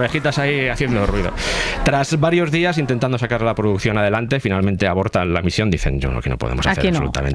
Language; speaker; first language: Spanish; native; Spanish